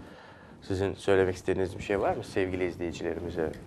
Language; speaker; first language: Turkish; native; Turkish